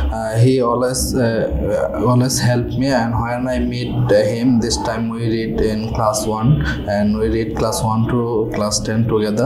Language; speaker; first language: English; non-native, learner; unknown